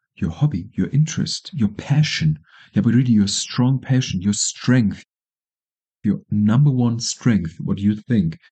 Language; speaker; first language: English; non-native, fluent; German